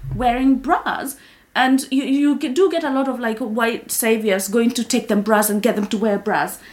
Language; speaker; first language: English; non-native, local second language; Kikuyu